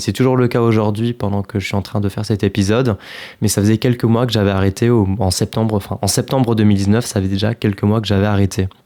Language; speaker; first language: French; native; French